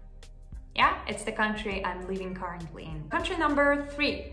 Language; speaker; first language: English; non-native, fluent; Russian